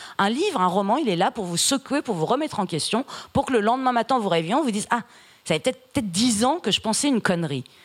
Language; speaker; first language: French; early bilingual, other home language; Persian